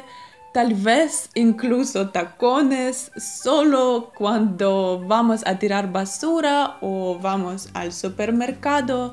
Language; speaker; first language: Spanish; non-native, fluent; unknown